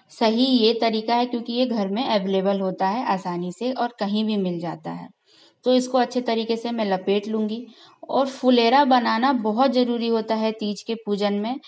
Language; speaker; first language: Hindi; native; Hindi